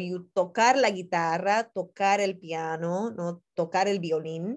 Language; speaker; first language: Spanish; non-native, fluent; English